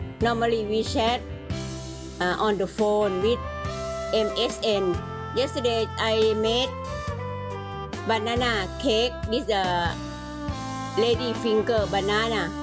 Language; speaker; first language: English; non-native, learner; Thai